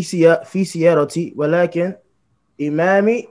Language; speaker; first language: Arabic; non-native, learner; English